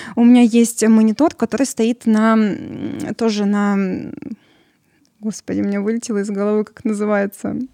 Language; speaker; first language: Russian; early bilingual, other home language; Georgian